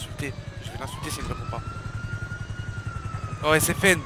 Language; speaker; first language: French; native; French